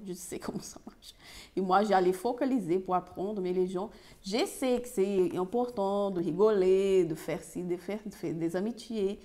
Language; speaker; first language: French; non-native, fluent; Portuguese